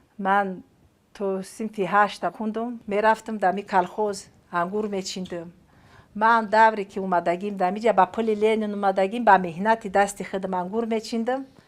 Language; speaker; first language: Tajik; non-native, fluent; Romanian